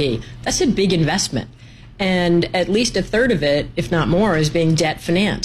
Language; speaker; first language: English; native; English